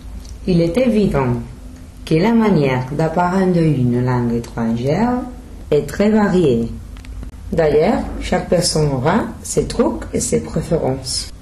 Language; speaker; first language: French; non-native, learner; Spanish